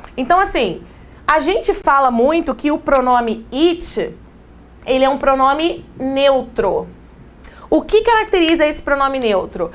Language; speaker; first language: Portuguese; native; Portuguese